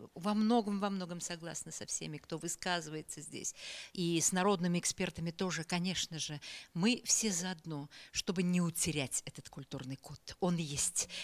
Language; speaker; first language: Russian; native; Russian